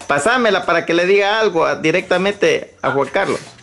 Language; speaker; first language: Spanish; native; Spanish